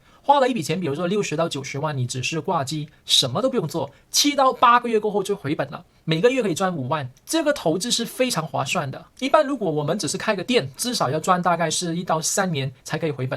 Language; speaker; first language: Chinese; early bilingual, heritage; Chinese